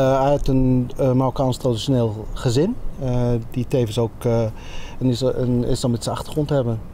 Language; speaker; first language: Dutch; early bilingual, other home language; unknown